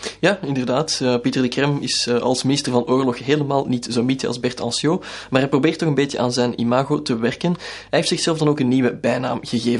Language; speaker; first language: Dutch; native; Dutch